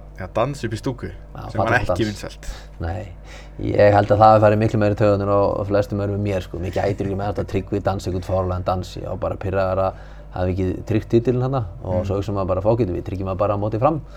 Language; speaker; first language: Icelandic; native; Icelandic